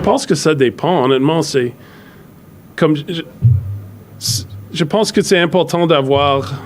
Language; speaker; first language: French; non-native, fluent; English